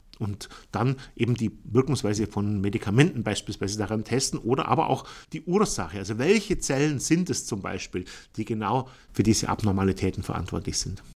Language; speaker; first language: German; native; German